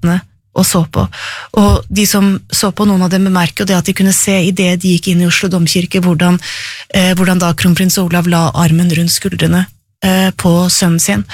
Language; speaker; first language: Norwegian; native; Norwegian